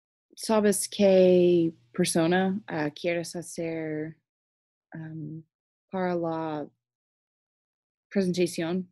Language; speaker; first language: Spanish; non-native, learner; English